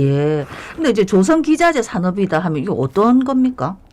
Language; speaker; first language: Korean; native; Korean